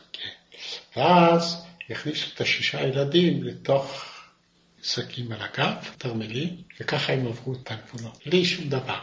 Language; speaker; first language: Hebrew; non-native, fluent; Yiddish